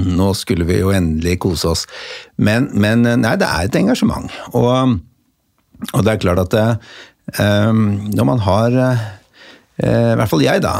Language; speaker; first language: Norwegian; native; Norwegian